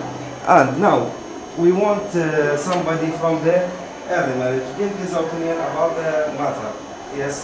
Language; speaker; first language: English; non-native, learner; Arabic